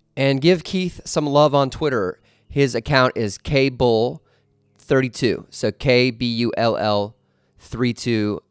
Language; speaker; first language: English; native; English